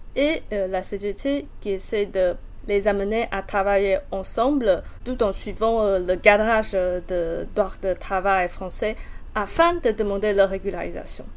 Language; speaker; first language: French; non-native, fluent; Chinese